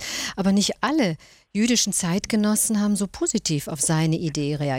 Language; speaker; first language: German; native; German